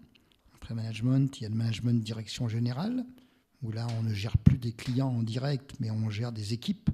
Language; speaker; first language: French; native; French